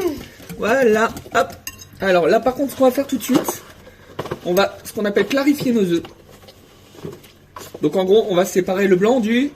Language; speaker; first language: French; native; French